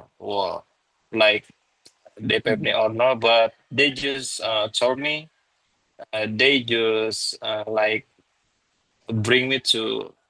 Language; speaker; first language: English; non-native, learner; Indonesian